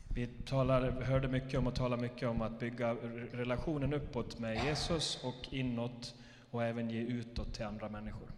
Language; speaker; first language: Swedish; native; Swedish